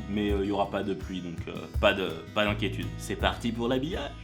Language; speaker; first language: French; native; French